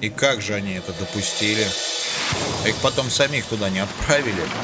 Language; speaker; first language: Russian; native; Russian